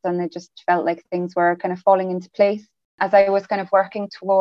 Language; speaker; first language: English; non-native, fluent; French